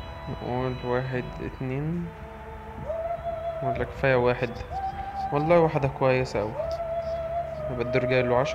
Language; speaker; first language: Arabic; native; Arabic